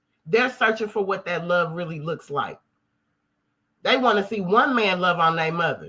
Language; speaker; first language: English; native; English